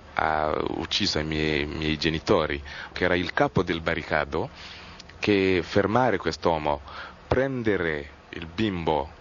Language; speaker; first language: Italian; non-native, fluent; Kinyarwanda